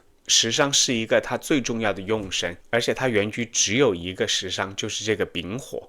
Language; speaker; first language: Chinese; native; Chinese